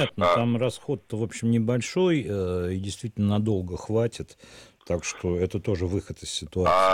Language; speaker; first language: Russian; native; Russian